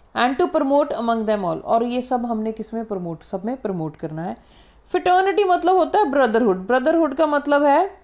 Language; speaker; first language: Hindi; non-native, local second language; Punjabi